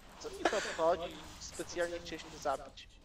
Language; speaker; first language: Polish; native; Polish